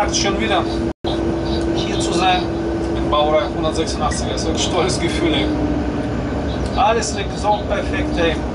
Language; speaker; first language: German; non-native, fluent; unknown